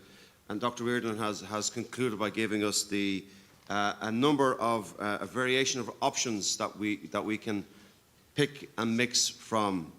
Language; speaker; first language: English; native; English